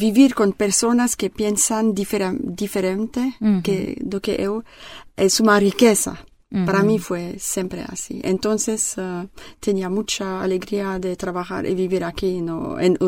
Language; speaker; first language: Spanish; non-native, learner; French